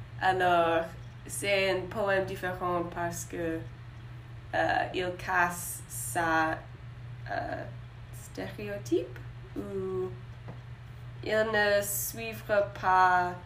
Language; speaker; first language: French; non-native, learner; English